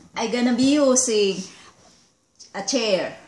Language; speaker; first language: English; non-native, local second language; Cebuano